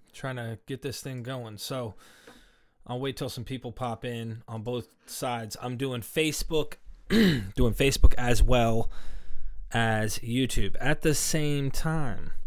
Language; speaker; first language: English; native; English